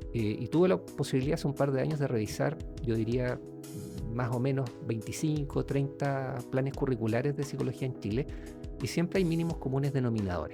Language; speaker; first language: Spanish; native; Spanish